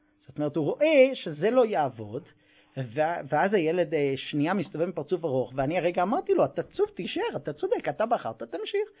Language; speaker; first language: Hebrew; non-native, fluent; English